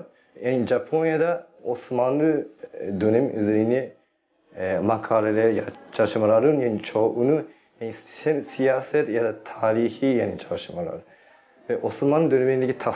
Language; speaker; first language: Turkish; non-native, learner; Japanese